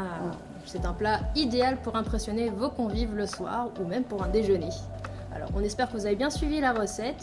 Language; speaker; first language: French; native; French